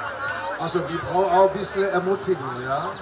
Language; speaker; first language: German; non-native, learner; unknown